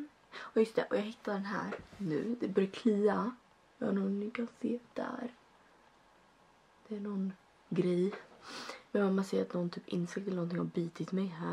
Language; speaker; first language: Swedish; early bilingual, other home language; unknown